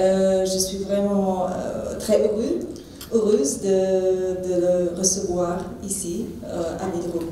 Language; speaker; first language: French; non-native, fluent; Italian